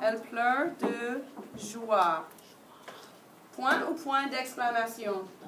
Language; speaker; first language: French; non-native, fluent; English